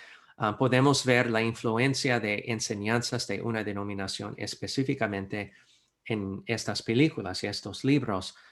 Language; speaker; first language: Spanish; non-native, fluent; English